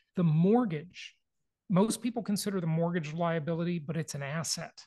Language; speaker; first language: English; native; English